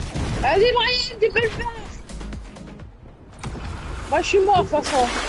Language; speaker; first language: French; native; French